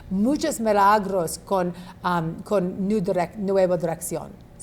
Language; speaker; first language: Spanish; non-native, learner; English